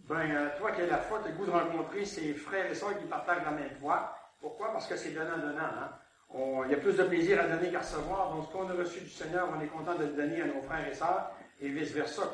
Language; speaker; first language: French; native; French